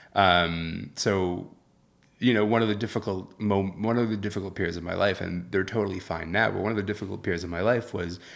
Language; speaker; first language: English; early bilingual, other home language; Arabic